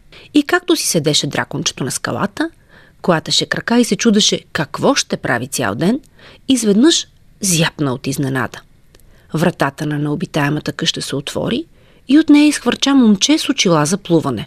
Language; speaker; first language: Bulgarian; native; Bulgarian